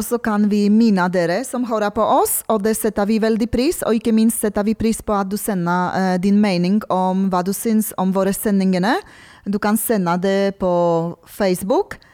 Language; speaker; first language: Norwegian; non-native, fluent; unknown